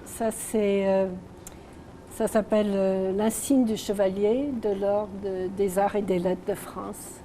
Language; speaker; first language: French; non-native, local second language; English